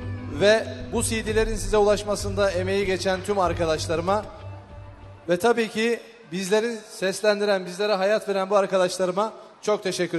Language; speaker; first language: Turkish; native; Turkish